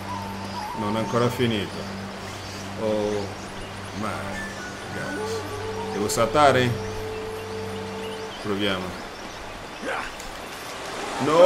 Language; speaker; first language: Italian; early bilingual, heritage; Italian